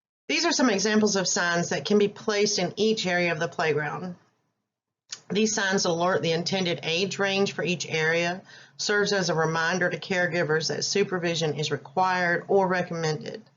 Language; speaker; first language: English; native; English